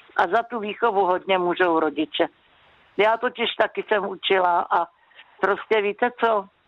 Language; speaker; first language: Czech; native; Czech